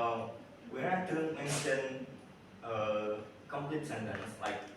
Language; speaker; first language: English; non-native, learner; Indonesian